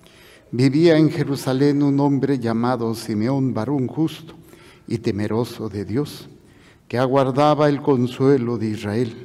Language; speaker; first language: Spanish; native; Spanish